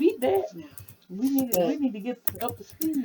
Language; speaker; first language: English; native; English